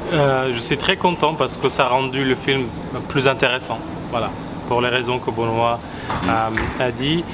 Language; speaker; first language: French; non-native, fluent; Persian